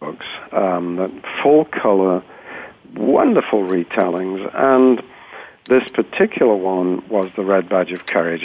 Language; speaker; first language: English; native; English